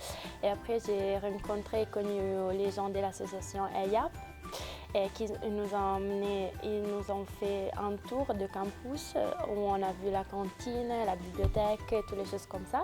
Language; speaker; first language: French; non-native, learner; Italian